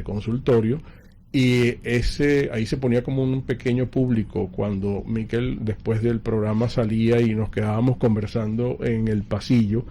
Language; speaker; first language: Spanish; native; Spanish